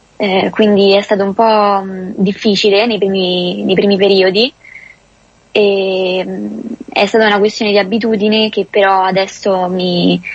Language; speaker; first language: Italian; native; Italian